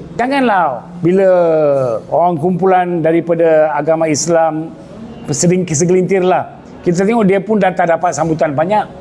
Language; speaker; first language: Malay; non-native, local second language; Tamil